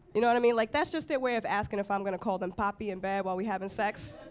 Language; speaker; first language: English; native; English